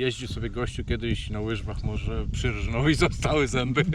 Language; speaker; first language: Polish; native; Polish